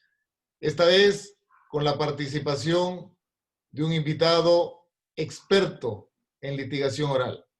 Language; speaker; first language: Spanish; native; Spanish